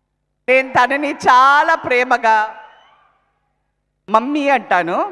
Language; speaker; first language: Telugu; non-native, fluent; Tamil